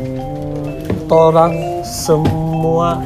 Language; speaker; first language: Chinese; non-native, fluent; Indonesian